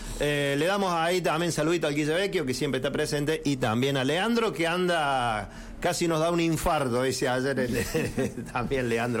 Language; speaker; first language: Spanish; native; Spanish